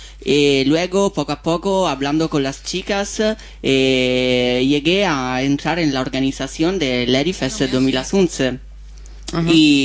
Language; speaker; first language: Spanish; non-native, fluent; Italian